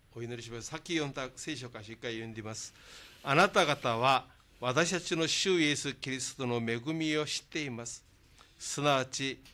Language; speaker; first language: Japanese; non-native, fluent; Korean